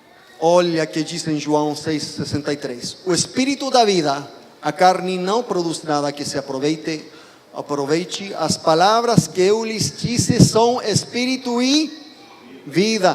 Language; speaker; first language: Portuguese; non-native, fluent; Spanish